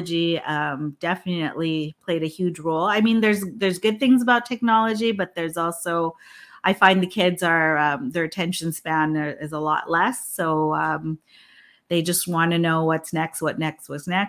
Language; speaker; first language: English; non-native, local second language; Filipino